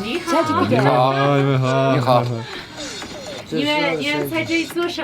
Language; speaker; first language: Chinese; non-native, learner; Polish